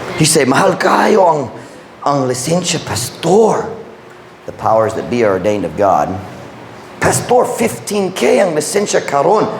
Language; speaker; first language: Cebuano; non-native, fluent; English